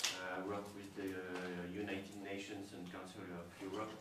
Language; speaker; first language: English; non-native, fluent; French